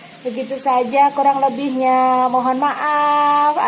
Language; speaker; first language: Indonesian; native; Indonesian